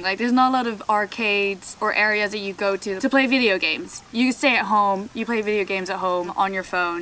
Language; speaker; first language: English; native; English